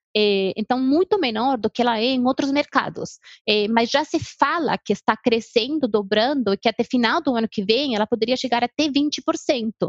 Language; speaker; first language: Portuguese; non-native, fluent; Spanish